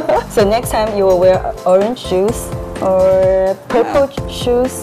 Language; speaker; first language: English; non-native, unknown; Chinese